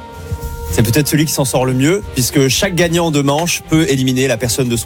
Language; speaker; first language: French; native; French